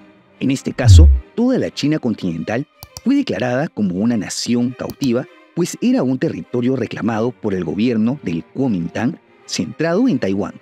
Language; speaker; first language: Spanish; native; Spanish